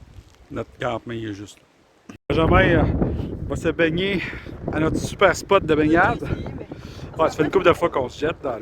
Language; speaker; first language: French; native; French